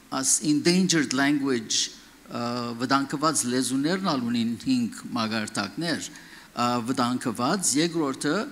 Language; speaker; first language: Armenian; early bilingual, heritage; Armenian